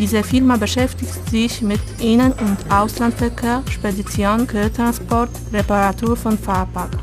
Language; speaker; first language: German; non-native, fluent; Polish